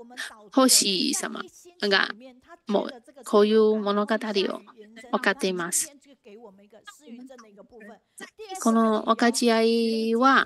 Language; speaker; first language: Japanese; non-native, fluent; Chinese